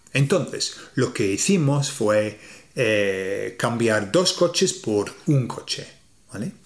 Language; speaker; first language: Spanish; non-native, fluent; English